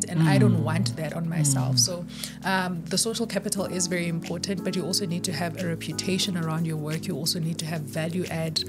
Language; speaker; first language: English; non-native, local second language; Zulu